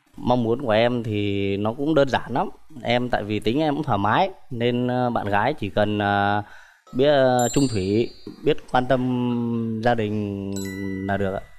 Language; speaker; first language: Vietnamese; native; Vietnamese